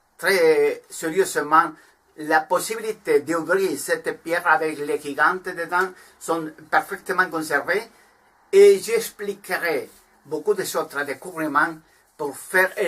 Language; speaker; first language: French; non-native, learner; Spanish